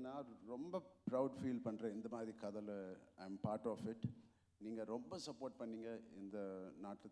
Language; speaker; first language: Tamil; non-native, local second language; Telugu